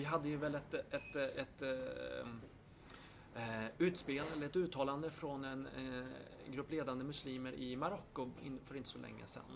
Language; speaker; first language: Swedish; native; Swedish